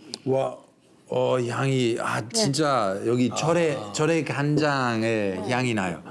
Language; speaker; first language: Korean; non-native, fluent; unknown